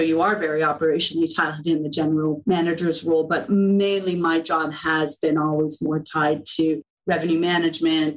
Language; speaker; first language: English; native; English